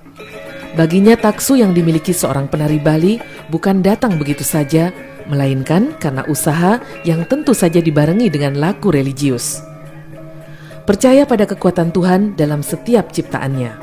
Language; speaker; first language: Indonesian; native; Indonesian